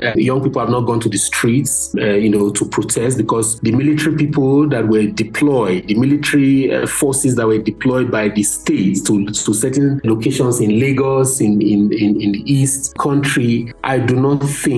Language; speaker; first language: English; non-native, local second language; Hausa